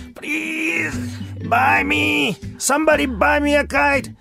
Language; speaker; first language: English; early bilingual, other home language; Japanese